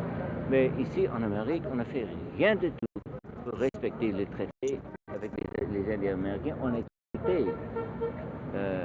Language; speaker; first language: French; non-native, learner; English